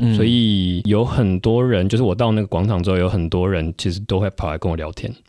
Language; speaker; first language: Chinese; non-native, local second language; Min Nan Chinese